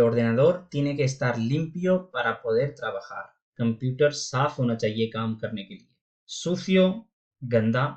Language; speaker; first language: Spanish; non-native, fluent; Urdu